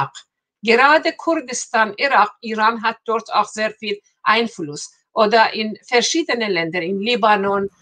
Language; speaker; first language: German; non-native, fluent; Persian